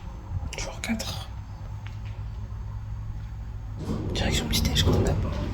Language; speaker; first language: French; native; French